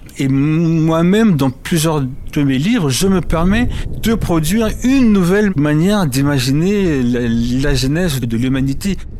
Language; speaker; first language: French; early bilingual, other home language; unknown